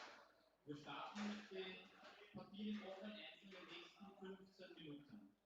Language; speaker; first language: German; native; German